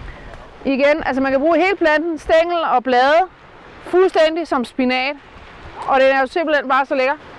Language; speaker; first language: Danish; native; Danish